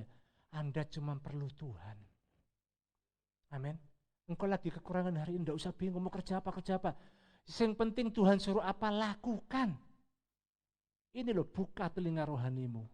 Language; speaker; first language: Indonesian; native; Indonesian